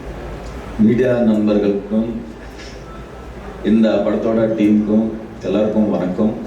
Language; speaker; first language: Tamil; non-native, learner; Telugu